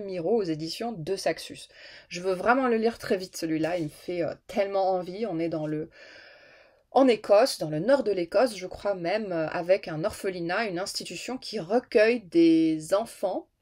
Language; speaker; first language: French; native; French